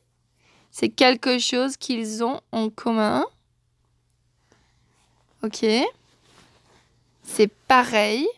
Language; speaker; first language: French; non-native, fluent; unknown